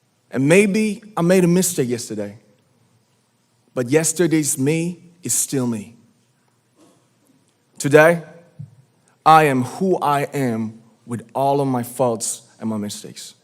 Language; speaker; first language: English; non-native, fluent; Korean